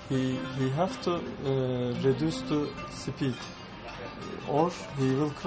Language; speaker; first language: English; non-native, learner; Turkish